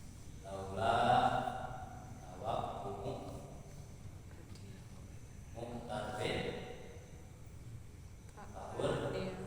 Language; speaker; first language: Arabic; non-native, fluent; Indonesian